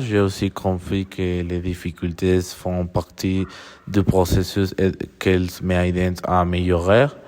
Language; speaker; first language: French; non-native, learner; Spanish